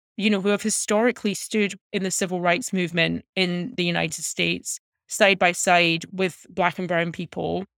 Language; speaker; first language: English; native; English